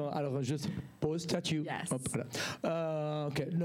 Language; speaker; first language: English; non-native, learner; French